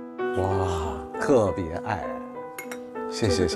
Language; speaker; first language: Chinese; native; Chinese